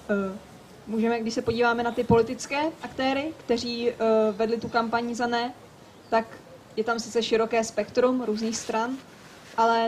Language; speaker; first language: Czech; native; Czech